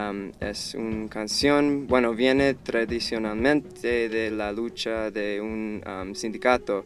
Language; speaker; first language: Spanish; non-native, fluent; English